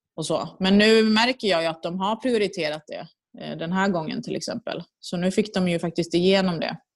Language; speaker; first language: Swedish; early bilingual, other home language; Persian